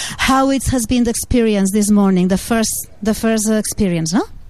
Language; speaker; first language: English; non-native, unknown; Catalan